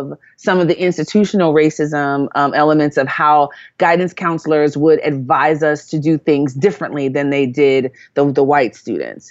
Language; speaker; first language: English; native; English